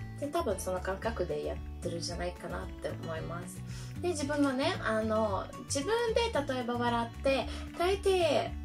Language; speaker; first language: Japanese; non-native, fluent; Russian